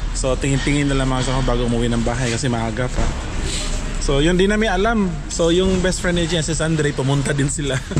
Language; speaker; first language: Filipino; non-native, local second language; Cebuano